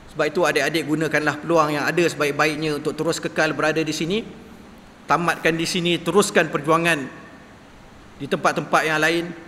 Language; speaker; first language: Malay; native; Malay